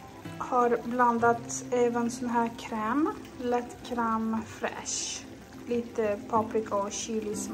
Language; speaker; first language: Swedish; non-native, fluent; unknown